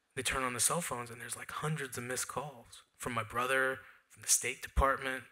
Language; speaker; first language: English; native; English